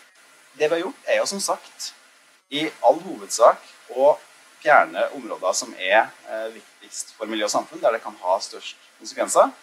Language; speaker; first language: Norwegian; native; Norwegian